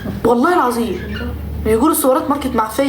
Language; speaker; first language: Arabic; native; Arabic